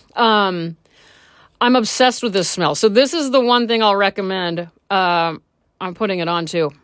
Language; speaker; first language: English; native; English